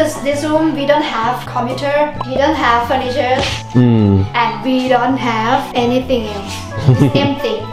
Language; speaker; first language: English; non-native, learner; Thai